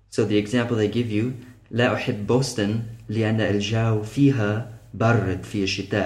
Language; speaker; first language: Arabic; non-native, fluent; English